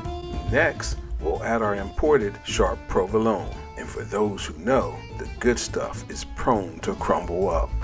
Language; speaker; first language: English; native; English